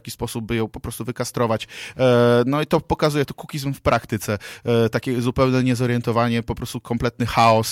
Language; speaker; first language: Polish; native; Polish